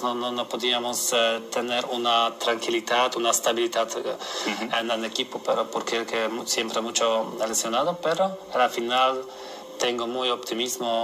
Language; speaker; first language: Spanish; non-native, learner; Polish